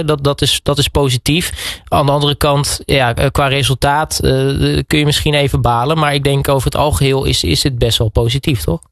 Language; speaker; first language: Dutch; native; Dutch